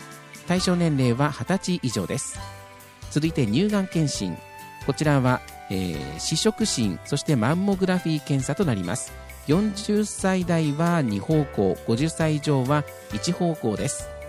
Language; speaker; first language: Japanese; native; Japanese